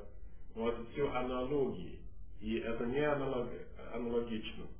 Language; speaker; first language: Russian; non-native, fluent; English